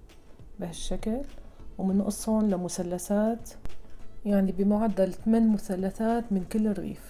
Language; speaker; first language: Arabic; native; Arabic